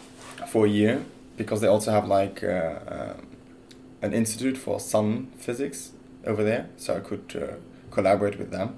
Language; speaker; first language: English; non-native, fluent; Luxembourgish